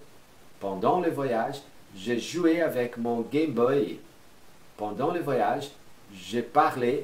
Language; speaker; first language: French; non-native, fluent; Portuguese